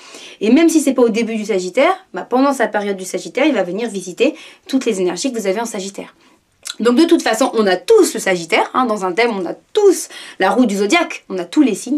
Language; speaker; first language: French; native; French